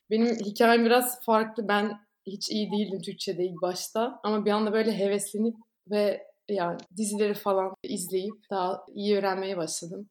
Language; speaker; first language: Turkish; non-native, fluent; Dutch